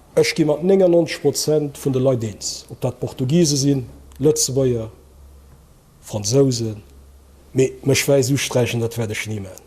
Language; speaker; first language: Luxembourgish; early bilingual, other home language; Kabuverdianu